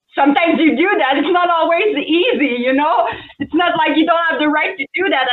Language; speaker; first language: English; non-native, fluent; French